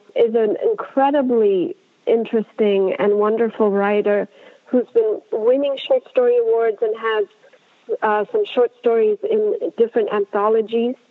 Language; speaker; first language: English; non-native, fluent; Amharic